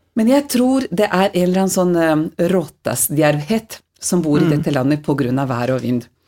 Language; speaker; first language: Norwegian; non-native, fluent; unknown